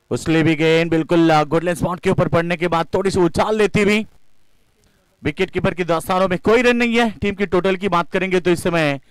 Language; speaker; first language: Hindi; non-native, local second language; Marathi